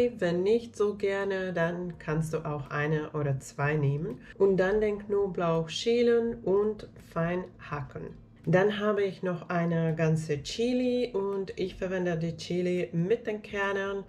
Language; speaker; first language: German; non-native, fluent; Finnish